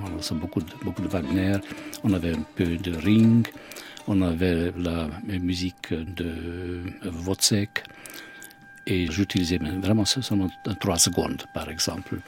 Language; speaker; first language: French; non-native, fluent; Hungarian